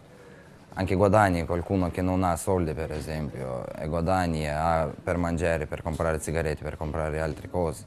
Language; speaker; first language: Italian; non-native, learner; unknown